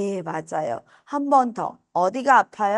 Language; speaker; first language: Korean; non-native, fluent; Spanish